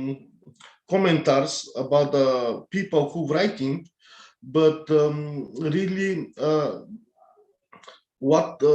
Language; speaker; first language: English; non-native, learner; Bulgarian